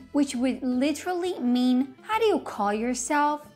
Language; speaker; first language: English; non-native, fluent; Italian